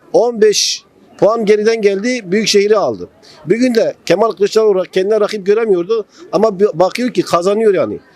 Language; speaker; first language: Turkish; non-native, local second language; Kurdish